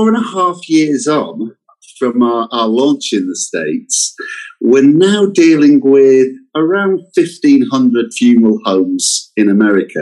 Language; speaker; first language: English; native; English